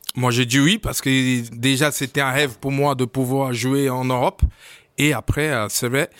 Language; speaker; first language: French; non-native, fluent; Portuguese